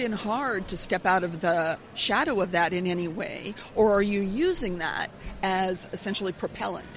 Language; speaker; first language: English; native; English